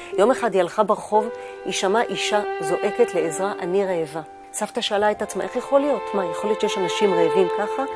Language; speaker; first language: Hebrew; native; Hebrew